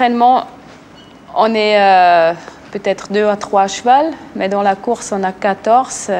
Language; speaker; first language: French; non-native, local second language; German